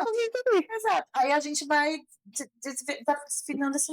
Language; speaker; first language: Portuguese; native; Portuguese